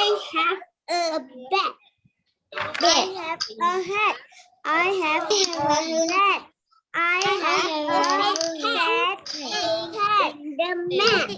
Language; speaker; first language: English; non-native, learner; Malay